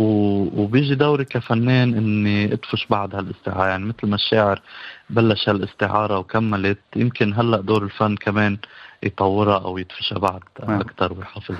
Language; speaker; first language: Arabic; native; Arabic